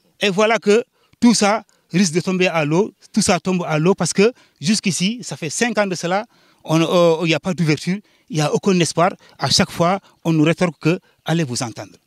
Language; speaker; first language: French; non-native, local second language; Jola-Fonyi